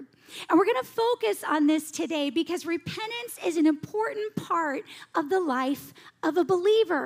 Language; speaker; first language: English; native; English